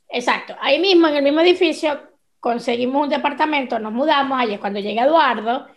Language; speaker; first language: Spanish; native; Spanish